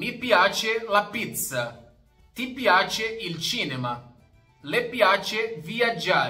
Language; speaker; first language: Italian; non-native, fluent; Portuguese